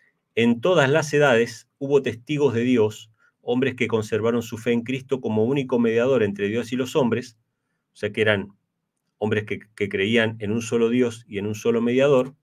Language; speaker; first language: Spanish; native; Spanish